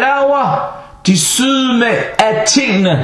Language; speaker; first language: Danish; non-native, fluent; Arabic